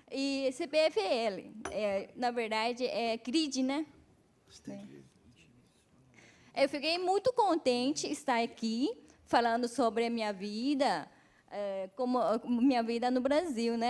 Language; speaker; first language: Portuguese; non-native, fluent; Chinese